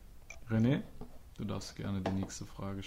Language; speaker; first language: German; native; German